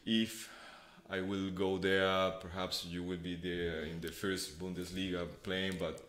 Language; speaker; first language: English; non-native, fluent; Spanish